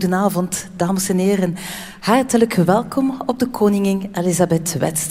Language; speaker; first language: Dutch; native; Dutch